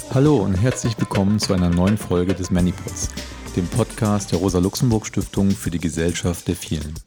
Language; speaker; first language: German; native; German